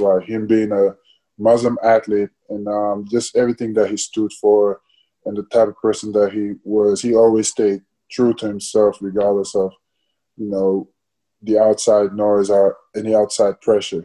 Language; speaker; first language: English; non-native, fluent; Wolof